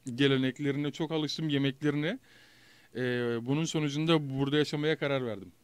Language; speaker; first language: Spanish; non-native, fluent; Turkish